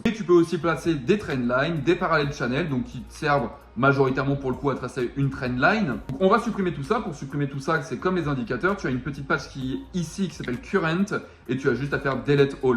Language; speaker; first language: French; native; French